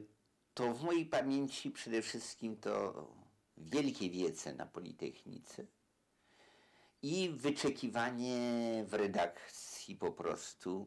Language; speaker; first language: Polish; native; Polish